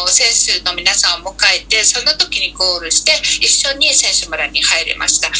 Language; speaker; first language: Japanese; non-native, fluent; Mongolian